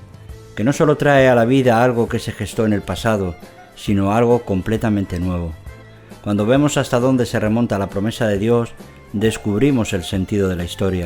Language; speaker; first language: Spanish; native; Spanish